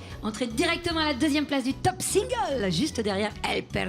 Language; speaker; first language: French; native; French